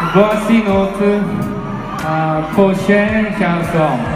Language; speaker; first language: French; non-native, learner; Korean